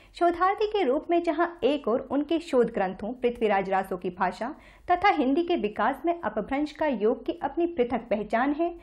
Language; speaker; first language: Hindi; native; Hindi